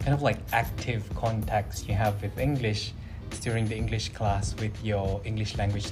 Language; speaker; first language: English; non-native, local second language; Malay